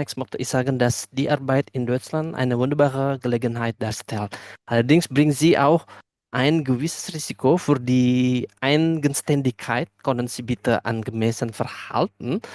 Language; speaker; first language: German; non-native, fluent; Indonesian